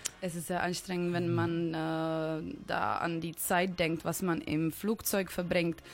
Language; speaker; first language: German; non-native, fluent; Czech